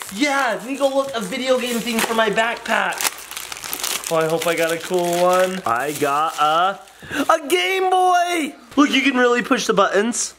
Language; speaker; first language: English; native; English